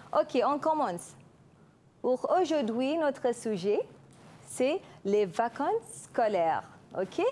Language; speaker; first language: French; non-native, fluent; Malay